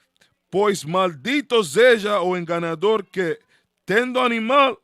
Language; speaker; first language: Portuguese; non-native, learner; Spanish